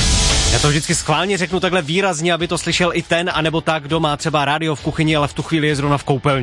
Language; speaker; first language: Czech; native; Czech